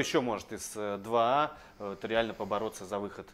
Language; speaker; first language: Russian; native; Russian